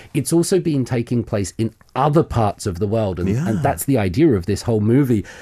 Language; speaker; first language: English; native; English